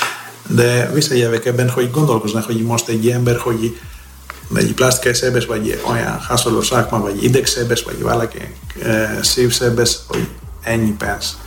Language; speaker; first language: Hungarian; non-native, fluent; Greek